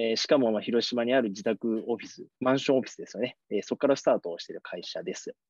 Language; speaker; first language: Japanese; native; Japanese